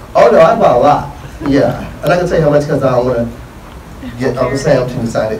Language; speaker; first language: English; native; English